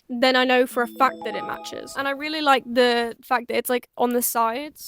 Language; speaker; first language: English; native; English